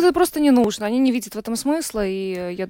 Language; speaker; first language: Russian; native; Russian